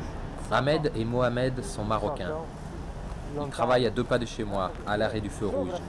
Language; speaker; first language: French; native; French